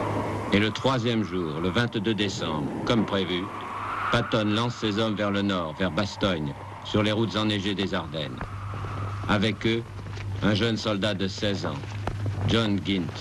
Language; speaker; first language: French; native; French